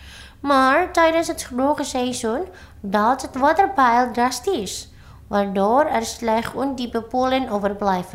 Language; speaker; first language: Dutch; non-native, fluent; Indonesian